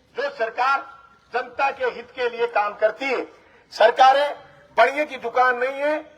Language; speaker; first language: Hindi; native; Hindi